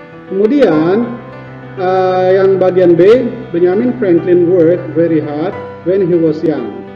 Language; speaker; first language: English; non-native, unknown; Indonesian